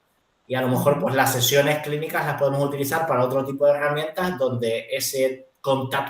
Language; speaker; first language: Spanish; native; Spanish